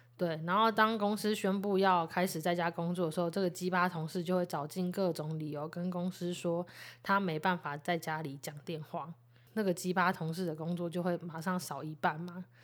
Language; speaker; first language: Chinese; native; Chinese